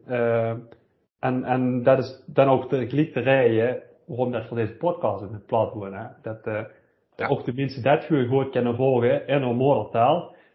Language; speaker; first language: Dutch; native; Dutch